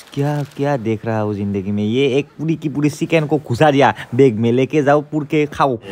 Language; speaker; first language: Hindi; non-native, local second language; Assamese